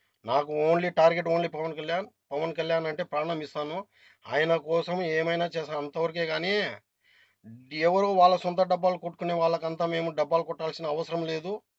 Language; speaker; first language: Telugu; non-native, local second language; Urdu